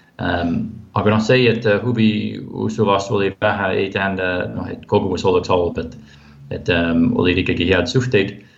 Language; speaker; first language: Estonian; non-native, fluent; English